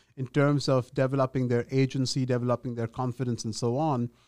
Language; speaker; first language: English; non-native, local second language; Gujarati